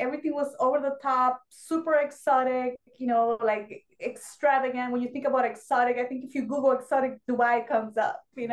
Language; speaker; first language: English; non-native, fluent; Spanish